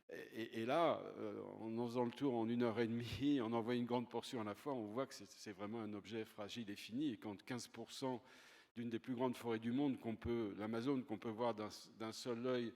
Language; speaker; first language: French; native; French